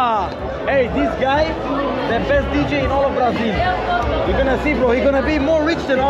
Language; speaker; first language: English; non-native, fluent; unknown